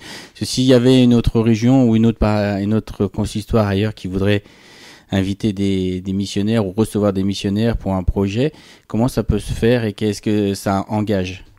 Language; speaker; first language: French; native; French